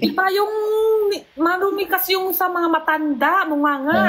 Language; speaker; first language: Filipino; non-native, learner; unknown